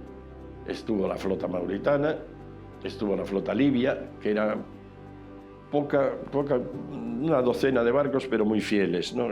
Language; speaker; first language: Spanish; native; Spanish